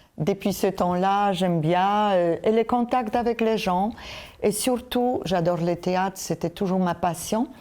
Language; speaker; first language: French; non-native, fluent; Polish